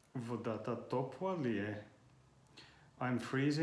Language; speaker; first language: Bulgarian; non-native, learner; Finnish